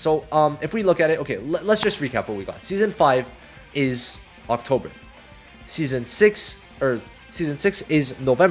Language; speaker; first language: English; native; English